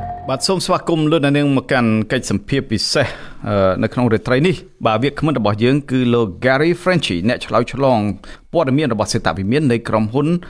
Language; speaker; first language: Khmer; native; Khmer